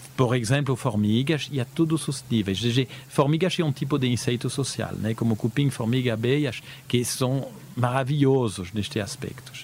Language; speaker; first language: Portuguese; early bilingual, heritage; Portuguese